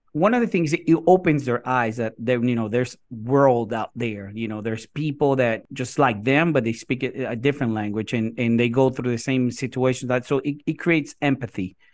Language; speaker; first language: English; non-native, fluent; Spanish